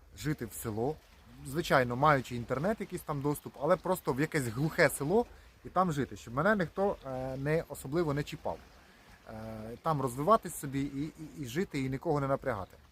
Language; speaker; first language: Ukrainian; non-native, local second language; Russian